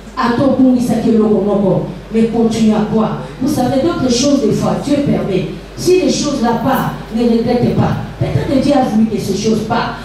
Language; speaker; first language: French; non-native, local second language; Lingala